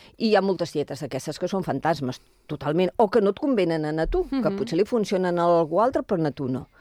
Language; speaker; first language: Catalan; native; Catalan